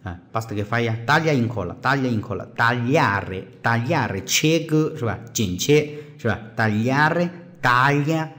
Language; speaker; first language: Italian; non-native, fluent; Chinese